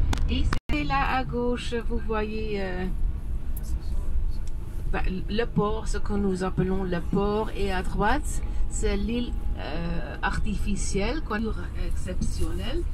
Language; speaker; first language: French; non-native, fluent; Dutch